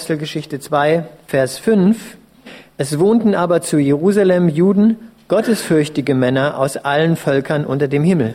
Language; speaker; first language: German; native; German